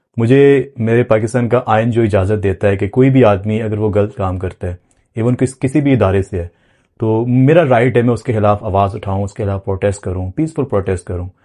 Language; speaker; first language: Urdu; non-native, local second language; Punjabi